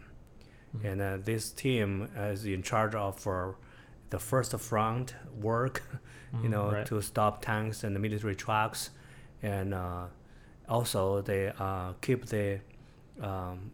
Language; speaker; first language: English; non-native, fluent; Chinese